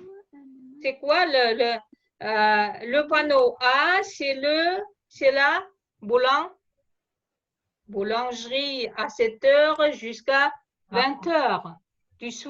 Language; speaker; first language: French; non-native, fluent; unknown